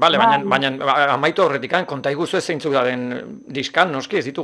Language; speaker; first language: Basque; native; Basque